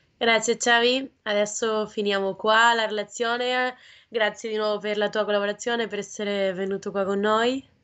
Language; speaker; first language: Italian; non-native, fluent; Spanish